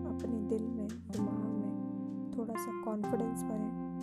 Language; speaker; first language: Hindi; native; Hindi